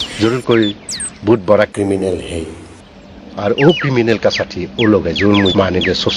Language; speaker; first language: Hindi; non-native, local second language; Assamese